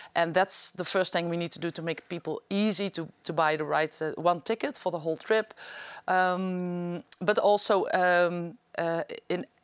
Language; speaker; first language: English; non-native, fluent; Dutch